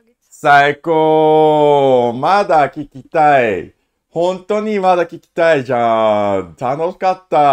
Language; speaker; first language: Japanese; non-native, learner; English